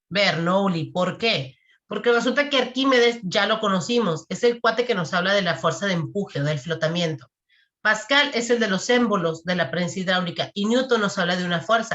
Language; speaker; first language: Spanish; native; Spanish